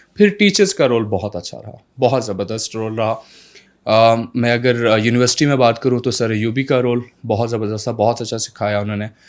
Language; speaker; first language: Urdu; non-native, local second language; Saraiki